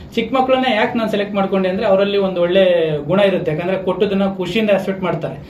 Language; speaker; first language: Kannada; native; Kannada